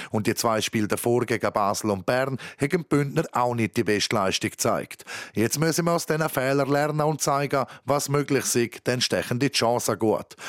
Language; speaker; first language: German; native; German